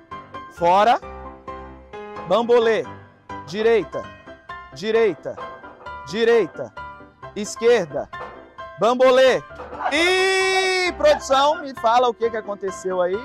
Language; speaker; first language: Portuguese; native; Portuguese